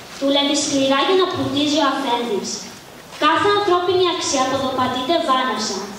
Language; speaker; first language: Greek; early bilingual, heritage; Greek